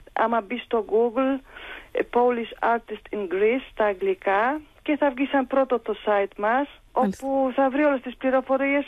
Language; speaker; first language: Greek; non-native, fluent; Polish